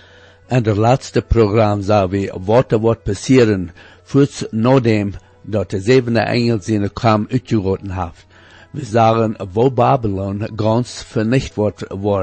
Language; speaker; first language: German; non-native, learner; Plautdietsch